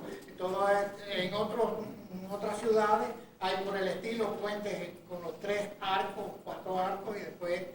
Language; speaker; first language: Spanish; native; Spanish